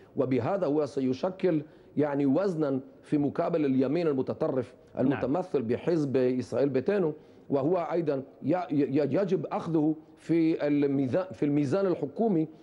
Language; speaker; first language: Arabic; non-native, fluent; Hebrew